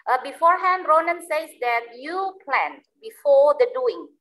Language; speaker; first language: English; non-native, learner; Indonesian